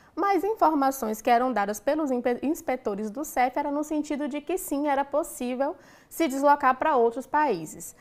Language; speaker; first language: Portuguese; native; Portuguese